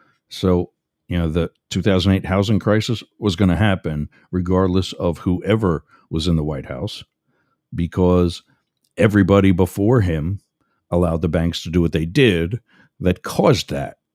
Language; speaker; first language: English; native; English